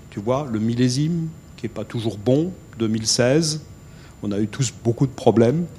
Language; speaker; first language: French; native; French